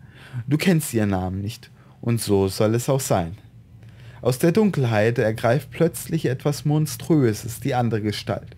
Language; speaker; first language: German; native; German